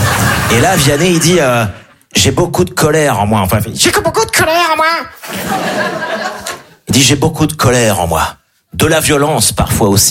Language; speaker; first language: French; native; French